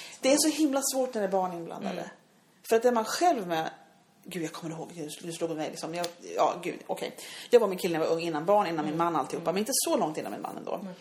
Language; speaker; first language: Swedish; native; Swedish